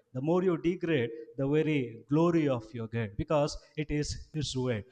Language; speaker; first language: English; non-native, local second language; Telugu